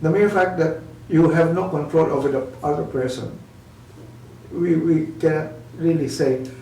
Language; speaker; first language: English; non-native, local second language; Filipino